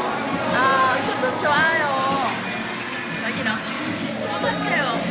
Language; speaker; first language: Korean; non-native, learner; Vietnamese